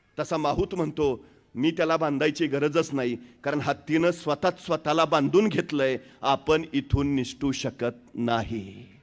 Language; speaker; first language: Marathi; native; Marathi